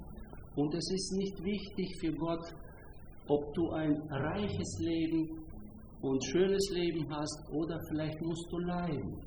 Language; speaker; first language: German; non-native, fluent; Hungarian